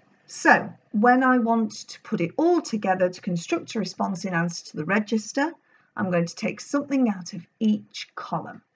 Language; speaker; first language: English; native; English